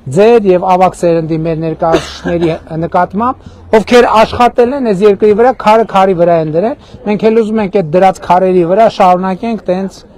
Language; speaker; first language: Armenian; native; Armenian